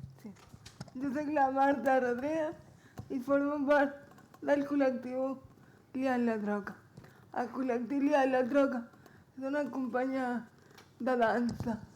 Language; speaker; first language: Catalan; non-native, local second language; Spanish